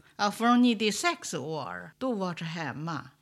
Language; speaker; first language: Swedish; non-native, learner; Chinese